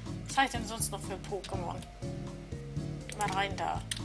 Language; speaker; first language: German; native; German